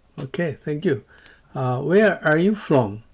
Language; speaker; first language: English; non-native, learner; Japanese